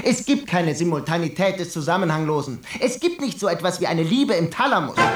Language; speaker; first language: German; native; German